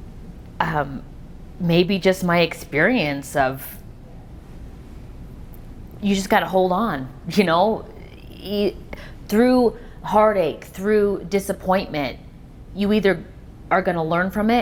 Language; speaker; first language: English; native; English